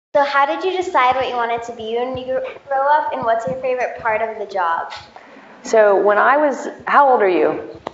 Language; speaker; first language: English; native; English